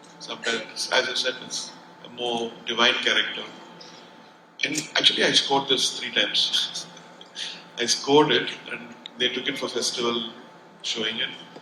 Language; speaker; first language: English; non-native, local second language; Tamil